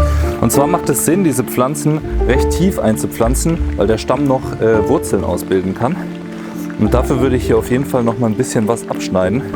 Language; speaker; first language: German; native; German